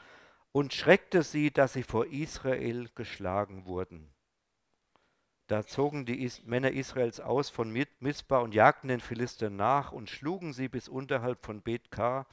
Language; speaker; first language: German; native; German